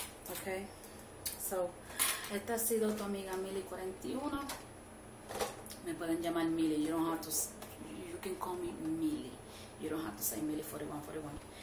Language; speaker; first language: English; non-native, fluent; Spanish